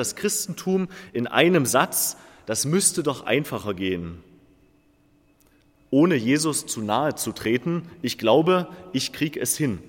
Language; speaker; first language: German; native; German